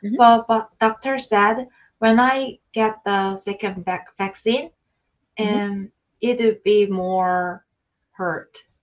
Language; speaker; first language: English; non-native, learner; Korean